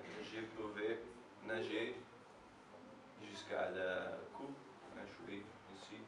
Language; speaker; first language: French; non-native, learner; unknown